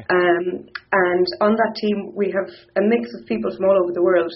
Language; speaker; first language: English; non-native, local second language; Irish